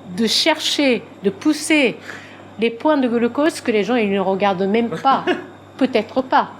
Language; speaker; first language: French; non-native, fluent; Japanese